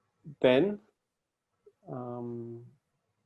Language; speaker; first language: Greek; non-native, learner; English